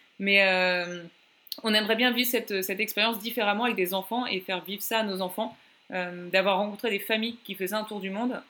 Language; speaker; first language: French; native; French